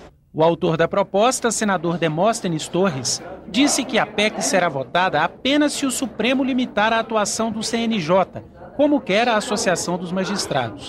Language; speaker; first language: Portuguese; native; Portuguese